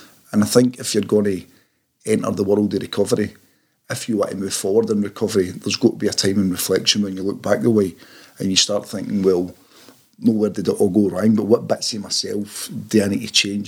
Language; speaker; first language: English; native; English